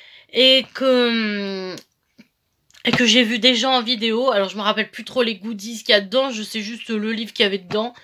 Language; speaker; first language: French; native; French